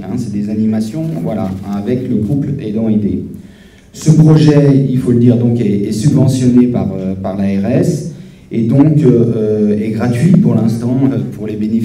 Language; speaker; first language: French; native; French